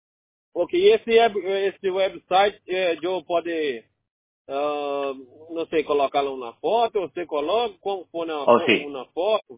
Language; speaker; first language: Spanish; non-native, learner; Portuguese